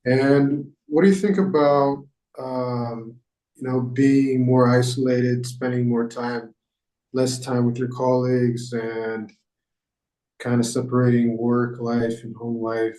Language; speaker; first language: English; non-native, fluent; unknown